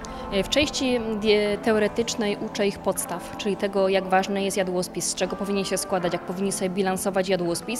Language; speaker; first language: Polish; native; Polish